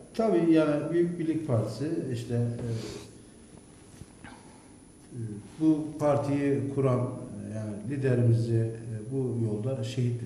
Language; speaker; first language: Turkish; native; Turkish